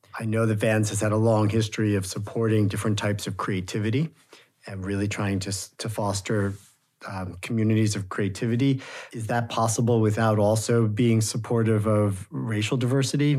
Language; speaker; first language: English; native; English